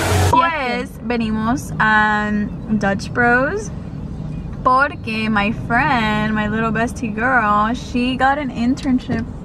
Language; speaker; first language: English; early bilingual, other home language; Spanish